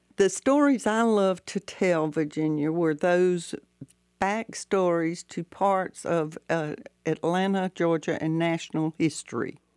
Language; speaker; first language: English; native; English